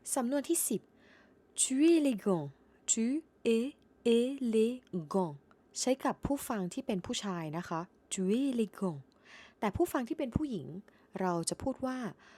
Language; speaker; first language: Thai; native; Thai